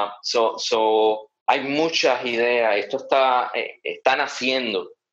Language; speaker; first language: Spanish; early bilingual, heritage; Spanish